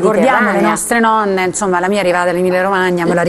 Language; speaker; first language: Italian; native; Italian